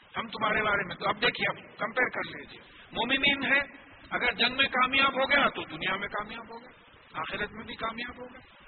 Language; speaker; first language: Urdu; native; Urdu